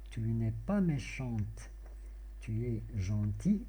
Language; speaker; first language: French; non-native, local second language; Arabic